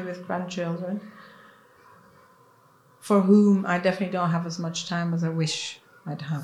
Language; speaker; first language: English; non-native, fluent; Swiss German